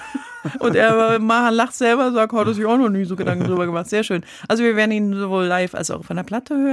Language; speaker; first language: German; native; German